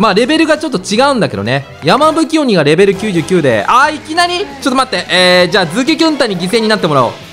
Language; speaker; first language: Japanese; native; Japanese